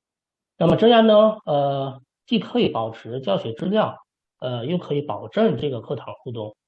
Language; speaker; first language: Chinese; native; Chinese